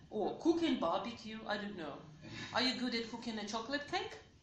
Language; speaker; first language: English; non-native, fluent; Ukrainian